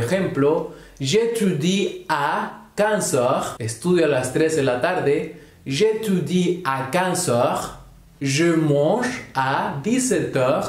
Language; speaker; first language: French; non-native, learner; Spanish